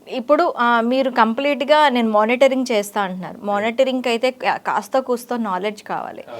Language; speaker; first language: Telugu; native; Telugu